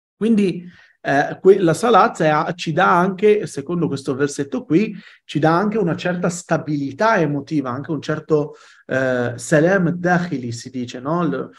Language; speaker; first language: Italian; early bilingual, other home language; Arabic